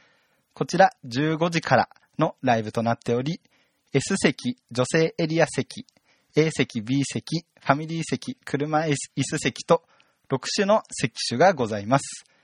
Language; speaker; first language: Japanese; native; Japanese